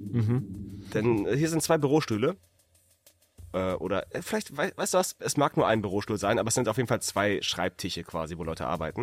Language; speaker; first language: German; native; German